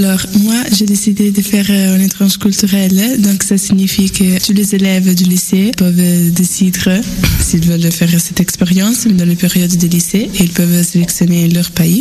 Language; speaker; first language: French; non-native, fluent; Italian